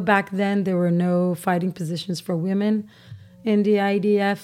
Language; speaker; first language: English; non-native, fluent; Persian